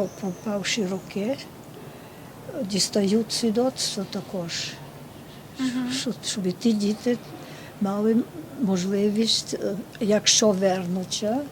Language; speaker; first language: Ukrainian; early bilingual, heritage; Ukrainian